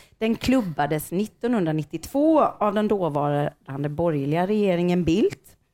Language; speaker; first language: Swedish; native; Swedish